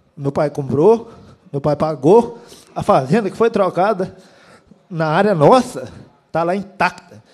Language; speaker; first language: Portuguese; native; Portuguese